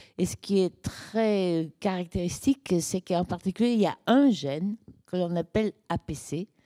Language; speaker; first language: French; native; French